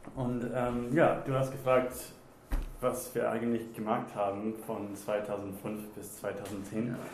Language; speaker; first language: German; non-native, fluent; English